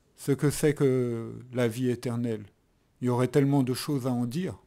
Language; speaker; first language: French; native; French